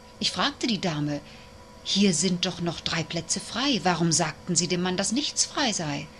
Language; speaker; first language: German; native; German